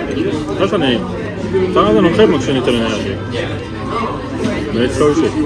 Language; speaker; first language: Japanese; non-native, learner; French